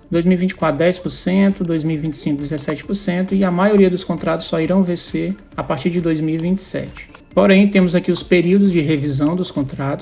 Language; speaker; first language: Portuguese; native; Portuguese